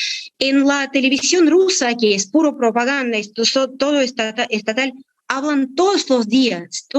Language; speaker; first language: Spanish; non-native, fluent; Russian